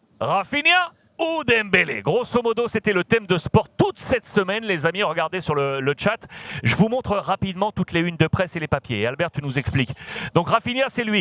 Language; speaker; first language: French; native; French